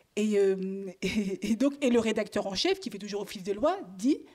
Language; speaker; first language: French; native; French